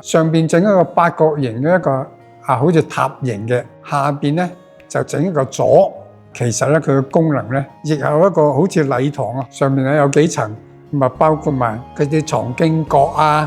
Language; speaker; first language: Cantonese; native; Cantonese